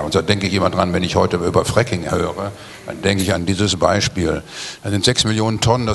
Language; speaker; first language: German; native; German